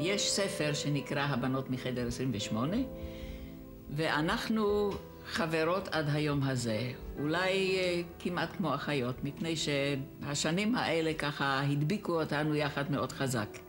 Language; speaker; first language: Hebrew; non-native, fluent; Czech